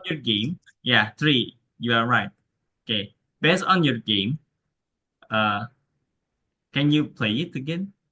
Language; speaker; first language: English; non-native, learner; Indonesian